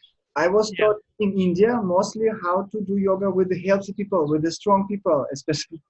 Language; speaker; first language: English; non-native, learner; Russian